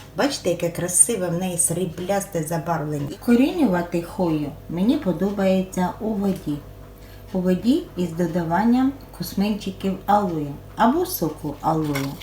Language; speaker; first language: Ukrainian; non-native, local second language; Russian